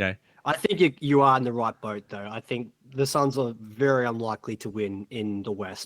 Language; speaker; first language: English; native; English